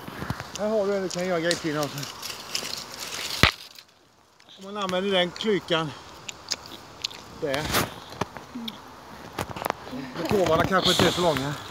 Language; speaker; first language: Swedish; native; Swedish